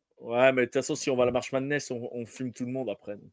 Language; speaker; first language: French; native; French